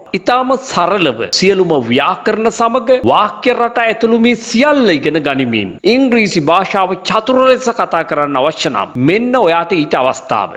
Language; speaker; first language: Sinhala; native; Sinhala